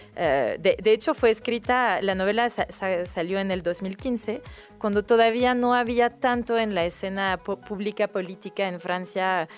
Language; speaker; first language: Spanish; non-native, fluent; French